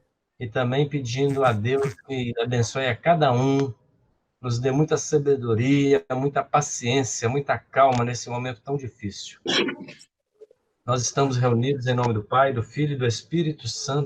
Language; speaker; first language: Portuguese; native; Portuguese